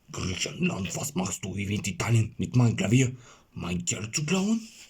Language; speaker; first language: German; non-native, learner; Bulgarian